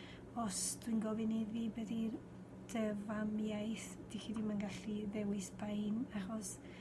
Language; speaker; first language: Welsh; non-native, fluent; Spanish